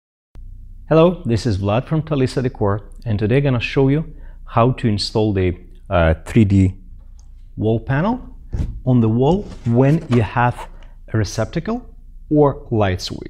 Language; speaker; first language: English; non-native, fluent; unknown